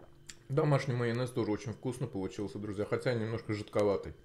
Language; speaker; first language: Russian; non-native, local second language; Azerbaijani